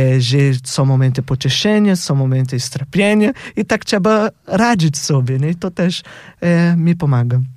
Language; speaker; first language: Polish; non-native, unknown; Portuguese